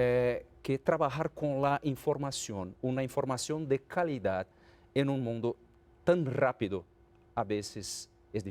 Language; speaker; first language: Spanish; non-native, fluent; Portuguese